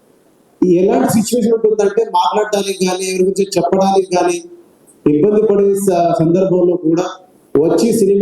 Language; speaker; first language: Telugu; native; Telugu